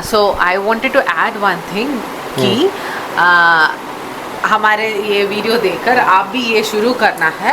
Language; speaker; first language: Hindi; non-native, local second language; Malayalam